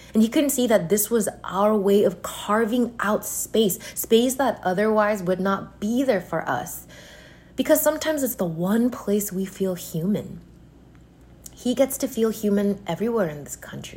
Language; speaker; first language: English; native; English